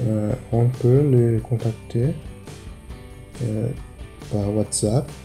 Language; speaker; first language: French; non-native, learner; Portuguese